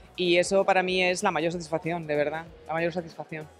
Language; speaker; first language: Spanish; native; Spanish